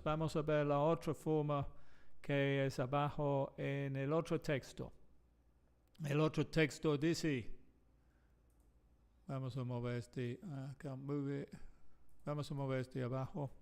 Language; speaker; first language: Spanish; non-native, fluent; English